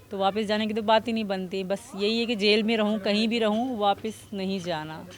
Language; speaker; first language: Urdu; non-native, local second language; Sindhi